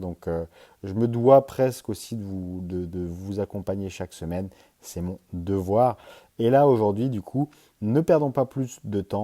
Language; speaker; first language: French; native; French